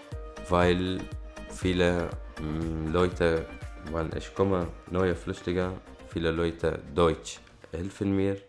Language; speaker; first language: German; non-native, learner; Arabic